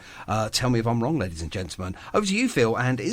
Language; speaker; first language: English; native; English